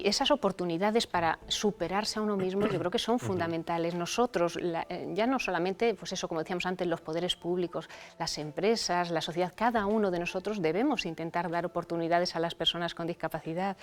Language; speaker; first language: Spanish; native; Spanish